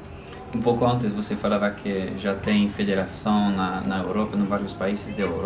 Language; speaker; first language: Portuguese; non-native, fluent; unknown